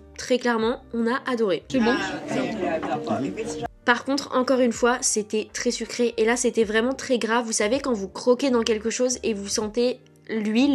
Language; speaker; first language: French; native; French